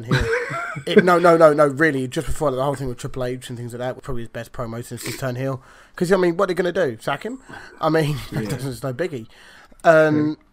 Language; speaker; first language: English; native; English